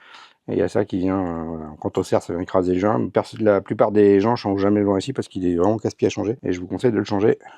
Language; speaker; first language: French; native; French